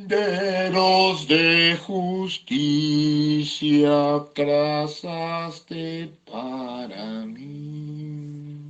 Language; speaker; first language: Spanish; native; Spanish